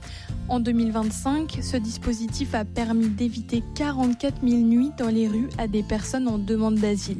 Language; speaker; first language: French; native; French